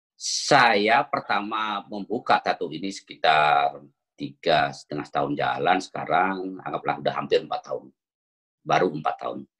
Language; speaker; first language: Indonesian; native; Indonesian